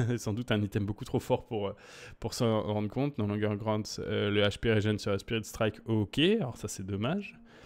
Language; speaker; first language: French; native; French